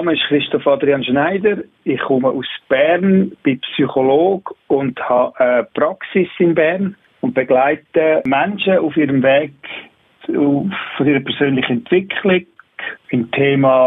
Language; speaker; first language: German; native; German